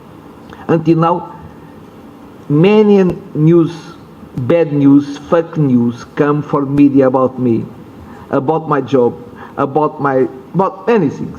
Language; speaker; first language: English; non-native, learner; Portuguese